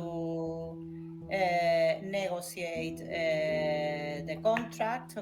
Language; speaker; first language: English; non-native, learner; Spanish